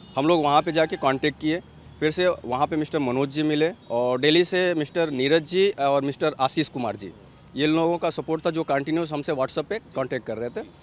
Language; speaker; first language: Hindi; native; Hindi